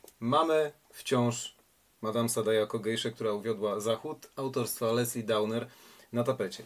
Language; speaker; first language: Polish; native; Polish